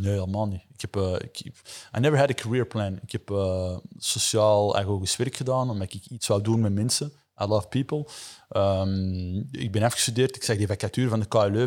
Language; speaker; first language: Dutch; native; Dutch